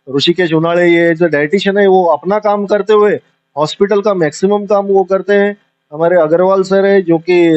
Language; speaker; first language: Hindi; non-native, local second language; Marathi